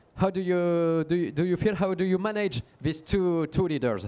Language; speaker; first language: English; non-native, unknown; French